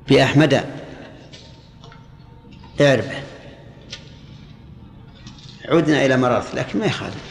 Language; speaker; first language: Arabic; native; Arabic